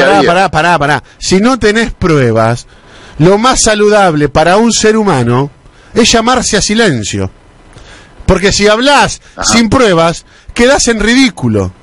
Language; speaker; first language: Spanish; native; Spanish